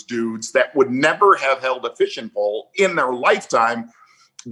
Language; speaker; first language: English; native; English